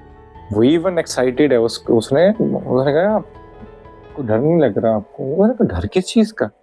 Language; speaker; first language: Hindi; non-native, local second language; Punjabi